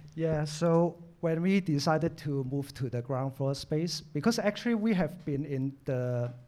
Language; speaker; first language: English; non-native, local second language; Cantonese